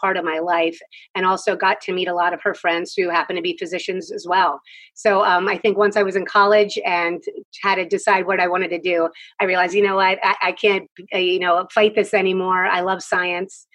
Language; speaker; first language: English; native; English